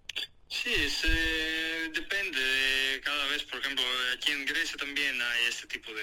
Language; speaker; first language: Spanish; non-native, fluent; Greek